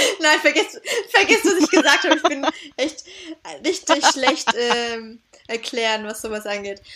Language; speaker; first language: German; native; German